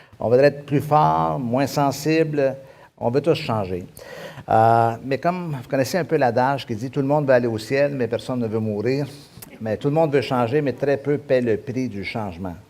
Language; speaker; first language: French; native; French